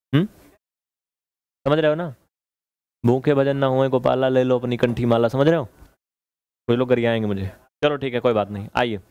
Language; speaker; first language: Hindi; native; Hindi